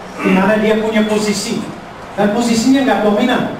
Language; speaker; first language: Indonesian; non-native, fluent; English